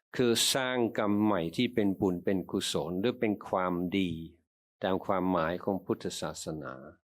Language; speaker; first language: Thai; non-native, fluent; English